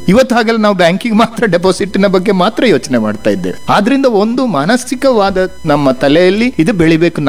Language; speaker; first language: Kannada; non-native, local second language; Malayalam